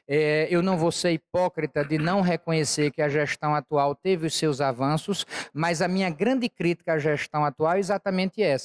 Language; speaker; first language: Portuguese; native; Portuguese